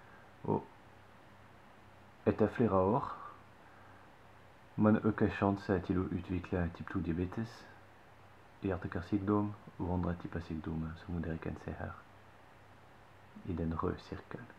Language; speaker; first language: Norwegian; non-native, fluent; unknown